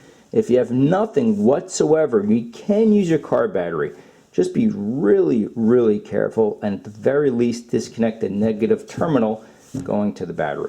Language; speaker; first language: English; native; English